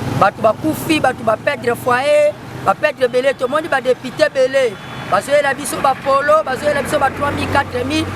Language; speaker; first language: Lingala; non-native, local second language; Kongo